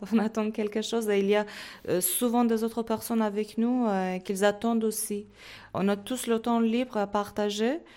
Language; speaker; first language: French; non-native, fluent; Persian